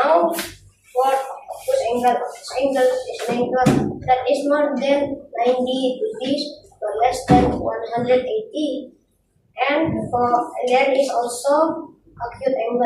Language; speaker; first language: English; non-native, learner; Indonesian